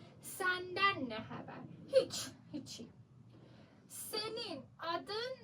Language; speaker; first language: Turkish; non-native, learner; Persian